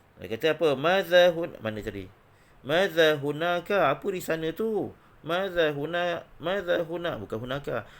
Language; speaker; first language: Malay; native; Malay